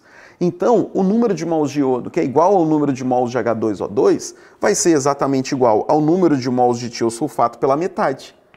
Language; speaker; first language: Portuguese; native; Portuguese